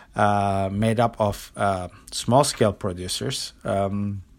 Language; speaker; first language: English; non-native, fluent; Turkish